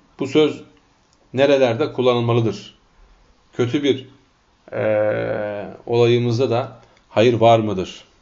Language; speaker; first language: Turkish; non-native, fluent; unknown